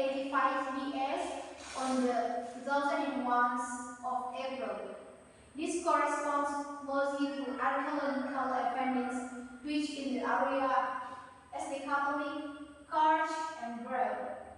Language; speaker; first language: English; non-native, learner; Indonesian